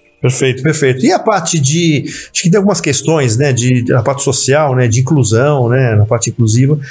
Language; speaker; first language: Portuguese; native; Portuguese